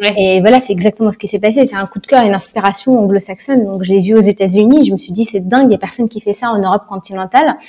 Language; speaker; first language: French; non-native, local second language; Arabic